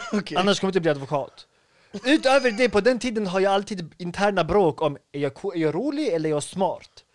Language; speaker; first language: Swedish; early bilingual, other home language; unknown